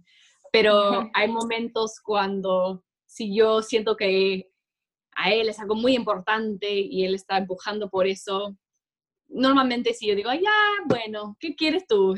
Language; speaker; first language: Spanish; non-native, fluent; English